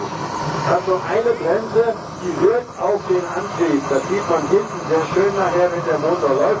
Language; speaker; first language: German; native; German